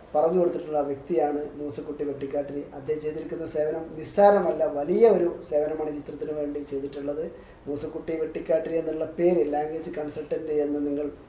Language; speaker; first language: Malayalam; native; Malayalam